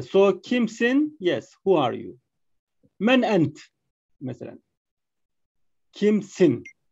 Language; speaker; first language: English; non-native, learner; Arabic